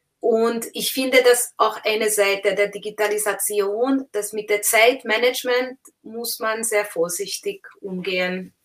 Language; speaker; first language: German; non-native, fluent; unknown